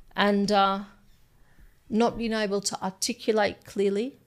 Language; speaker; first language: English; native; English